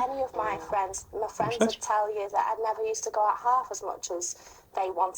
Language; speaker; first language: English; native; English